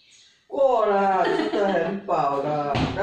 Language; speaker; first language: Chinese; non-native, local second language; Hakka Chinese